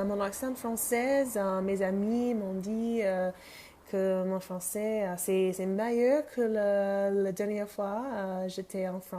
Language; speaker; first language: French; non-native, learner; English